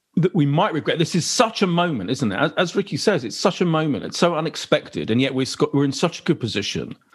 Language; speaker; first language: English; native; English